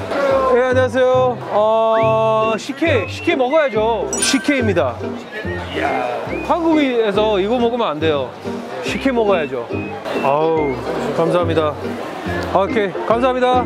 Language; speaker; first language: Korean; non-native, fluent; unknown